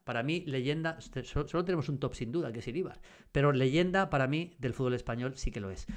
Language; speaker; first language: Spanish; native; Spanish